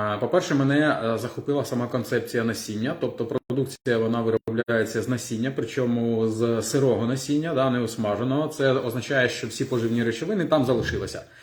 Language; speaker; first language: Ukrainian; non-native, local second language; Russian